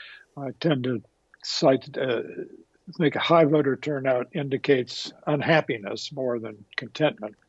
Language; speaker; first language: English; native; English